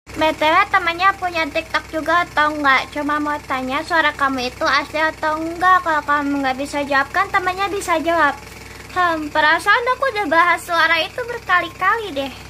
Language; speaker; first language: Indonesian; native; Indonesian